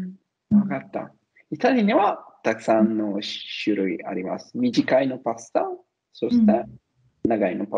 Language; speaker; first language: Japanese; non-native, learner; Italian